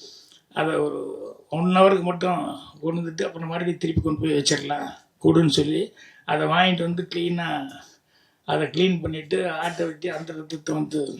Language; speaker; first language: Tamil; native; Tamil